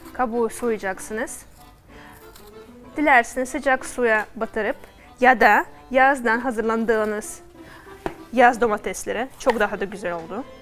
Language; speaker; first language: Turkish; non-native, fluent; Russian